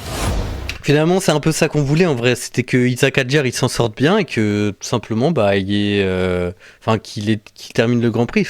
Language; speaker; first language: French; native; French